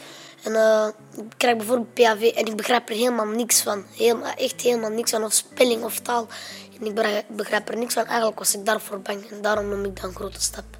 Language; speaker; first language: Dutch; early bilingual, other home language; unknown